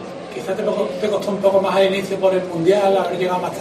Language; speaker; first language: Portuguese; non-native, learner; Spanish